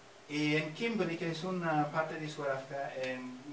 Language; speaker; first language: Spanish; non-native, fluent; English